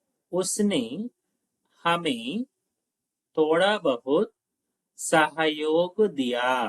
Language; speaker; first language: Hindi; non-native, local second language; Telugu